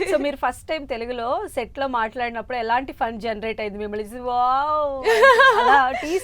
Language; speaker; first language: Telugu; native; Telugu